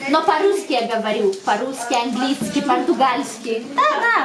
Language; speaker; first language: Russian; non-native, local second language; Romanian